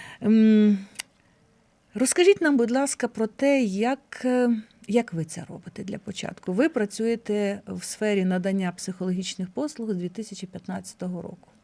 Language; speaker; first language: Ukrainian; native; Ukrainian